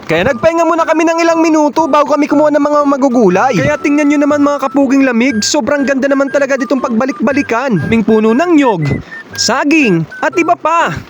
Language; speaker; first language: Filipino; non-native, local second language; Bikol